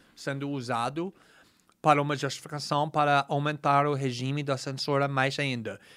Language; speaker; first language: Portuguese; non-native, fluent; English